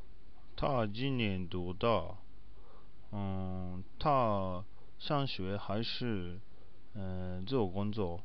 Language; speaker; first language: Chinese; non-native, learner; Japanese